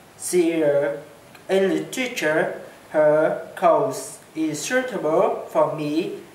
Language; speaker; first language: English; non-native, learner; Chinese